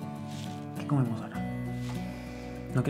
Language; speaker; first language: Spanish; native; Spanish